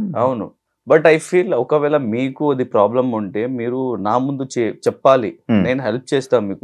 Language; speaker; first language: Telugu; non-native, learner; Hindi